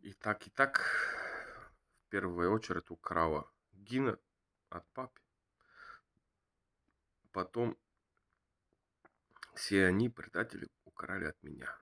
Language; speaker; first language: Russian; non-native, learner; Bulgarian